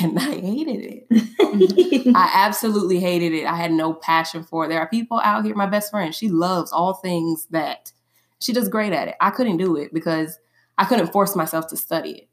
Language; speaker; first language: English; native; English